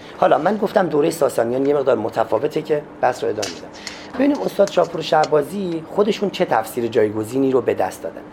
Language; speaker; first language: Persian; non-native, local second language; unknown